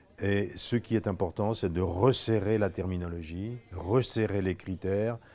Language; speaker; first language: French; non-native, fluent; Polish